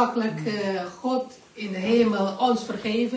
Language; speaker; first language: Dutch; non-native, learner; Indonesian